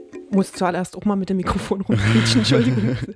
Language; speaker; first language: German; native; German